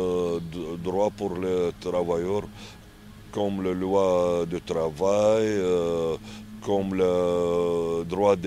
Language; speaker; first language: French; non-native, learner; Arabic